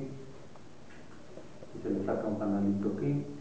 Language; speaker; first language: Spanish; native; Spanish